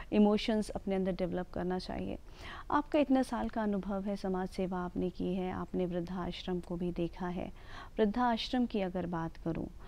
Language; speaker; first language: Hindi; native; Hindi